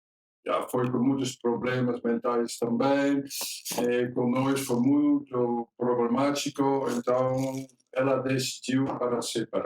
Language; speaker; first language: Portuguese; non-native, fluent; Dutch